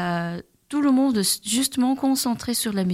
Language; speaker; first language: French; non-native, learner; Korean